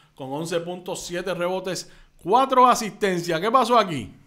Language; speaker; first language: Spanish; native; Spanish